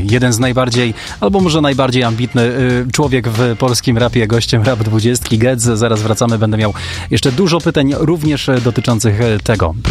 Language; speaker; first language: Polish; native; Polish